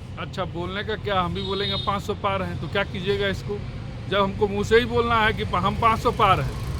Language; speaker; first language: Hindi; native; Hindi